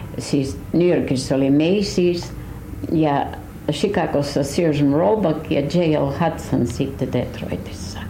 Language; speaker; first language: Finnish; early bilingual, heritage; Finnish